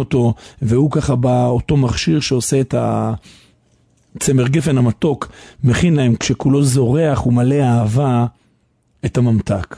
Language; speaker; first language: Hebrew; native; Hebrew